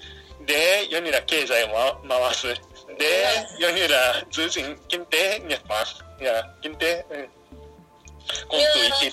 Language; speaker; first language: Vietnamese; non-native, fluent; Japanese